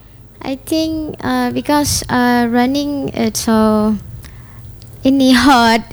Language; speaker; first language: English; non-native, learner; Indonesian